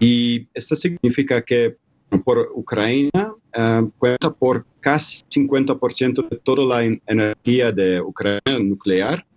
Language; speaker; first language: Spanish; non-native, fluent; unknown